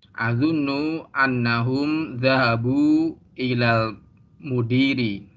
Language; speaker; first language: Arabic; non-native, learner; Indonesian